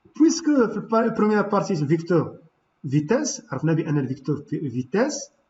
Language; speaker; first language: French; non-native, local second language; Arabic